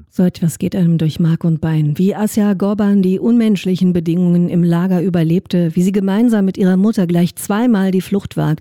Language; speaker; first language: German; native; German